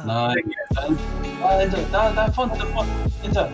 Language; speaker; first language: German; native; German